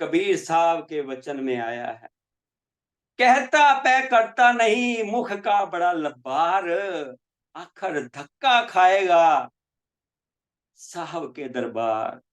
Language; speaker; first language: Hindi; native; Hindi